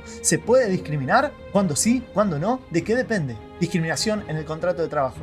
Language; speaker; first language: Spanish; native; Spanish